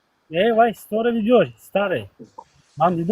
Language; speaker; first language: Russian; non-native, learner; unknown